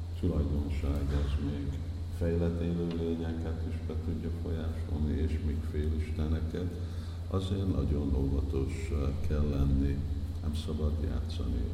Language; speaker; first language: Hungarian; early bilingual, heritage; Hungarian